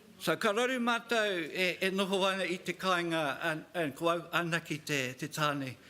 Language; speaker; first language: Māori; non-native, local second language; English